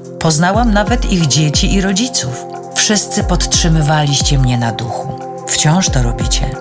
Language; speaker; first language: Polish; native; Polish